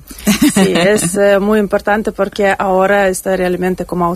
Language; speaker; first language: Spanish; non-native, learner; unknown